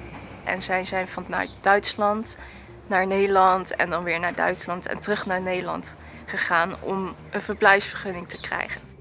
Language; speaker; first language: Dutch; early bilingual, other home language; Vietnamese